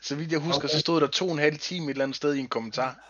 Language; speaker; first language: Danish; native; Danish